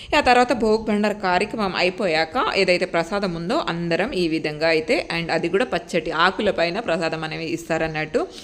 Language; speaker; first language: Telugu; non-native, local second language; Lambadi